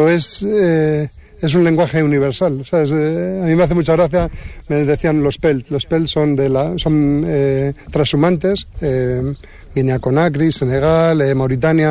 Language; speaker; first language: Spanish; native; Spanish